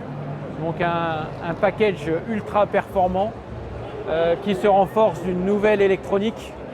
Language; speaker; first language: French; native; French